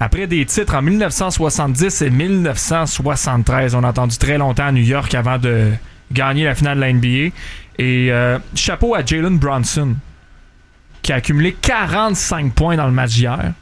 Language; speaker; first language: French; native; French